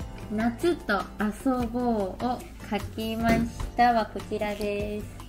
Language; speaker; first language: Japanese; native; Japanese